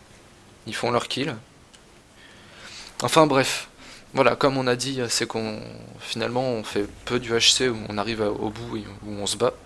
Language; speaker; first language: French; native; French